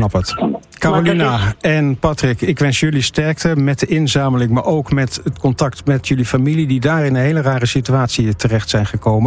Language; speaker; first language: Dutch; native; Dutch